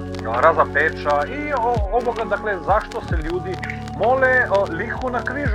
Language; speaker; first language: Croatian; native; Croatian